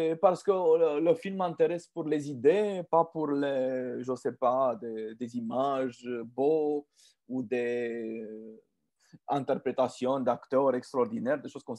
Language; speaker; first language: French; non-native, fluent; Romanian